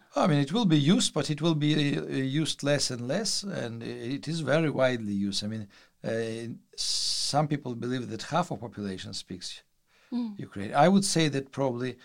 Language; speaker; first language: English; non-native, fluent; Russian